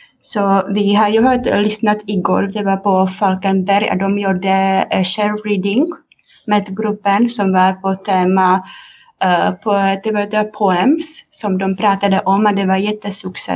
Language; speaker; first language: Swedish; non-native, fluent; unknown